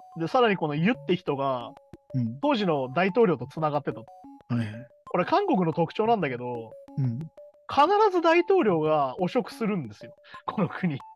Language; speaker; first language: Japanese; native; Japanese